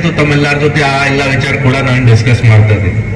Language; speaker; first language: Kannada; non-native, local second language; Hindi